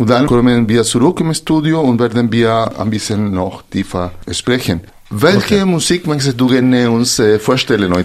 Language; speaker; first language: German; non-native, fluent; Spanish